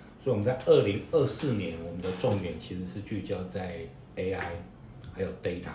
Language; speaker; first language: Chinese; native; Chinese